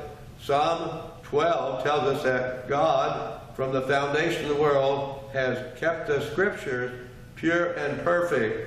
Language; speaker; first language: English; native; English